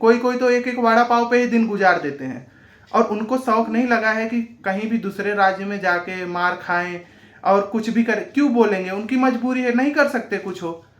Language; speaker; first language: Hindi; native; Hindi